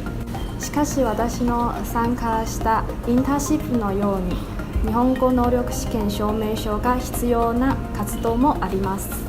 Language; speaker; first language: Japanese; non-native, learner; Chinese